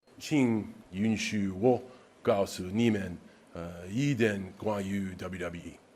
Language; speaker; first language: Chinese; non-native, learner; English